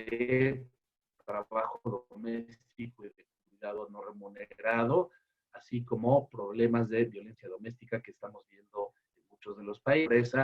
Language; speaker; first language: Spanish; native; Spanish